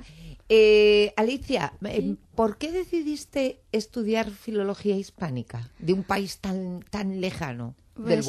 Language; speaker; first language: Spanish; native; Spanish